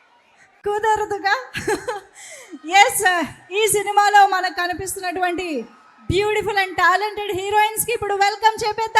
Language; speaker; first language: Telugu; native; Telugu